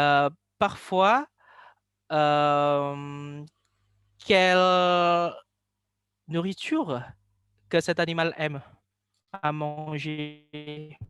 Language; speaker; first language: French; non-native, fluent; Indonesian